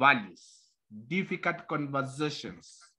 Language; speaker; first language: English; non-native, local second language; Kamba